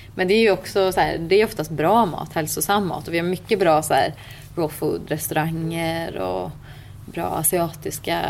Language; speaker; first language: Swedish; native; Swedish